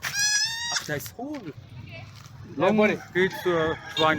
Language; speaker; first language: German; non-native, fluent; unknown